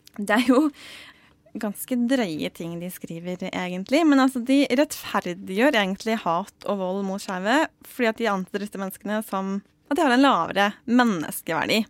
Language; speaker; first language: Norwegian; native; Norwegian